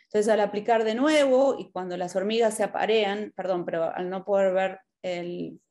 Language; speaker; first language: Spanish; native; Spanish